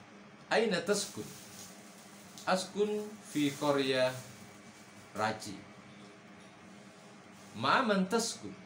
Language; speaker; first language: Arabic; non-native, fluent; Indonesian